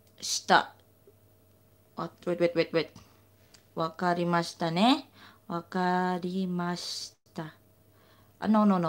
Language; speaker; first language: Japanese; non-native, learner; Filipino